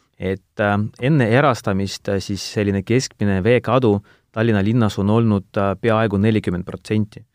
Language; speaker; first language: Estonian; non-native, local second language; Russian